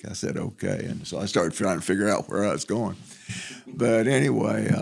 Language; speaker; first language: English; native; English